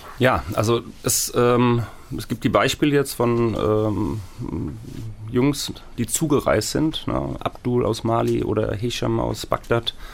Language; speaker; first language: German; native; German